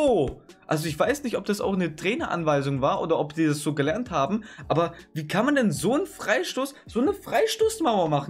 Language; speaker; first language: German; native; German